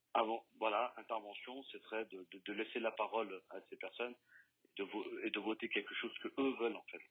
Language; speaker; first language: French; native; French